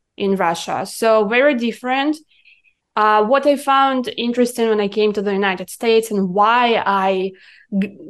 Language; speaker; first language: English; non-native, fluent; Russian